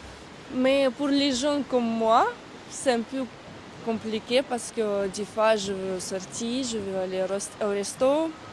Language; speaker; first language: French; non-native, fluent; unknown